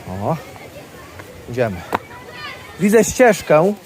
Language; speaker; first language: Polish; native; Polish